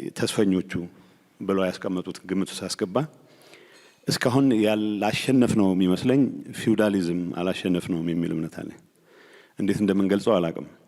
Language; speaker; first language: Amharic; non-native, local second language; Tigrinya